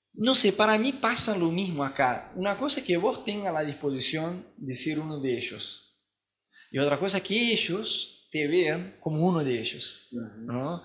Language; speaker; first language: Spanish; non-native, fluent; Portuguese